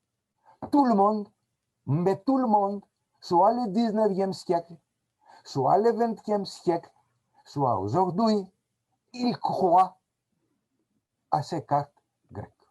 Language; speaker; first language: French; non-native, fluent; Greek